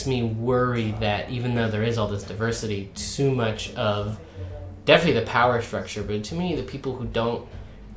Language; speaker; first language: English; native; English